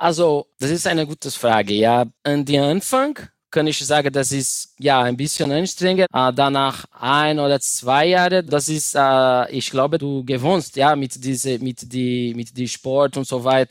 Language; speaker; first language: German; non-native, learner; Portuguese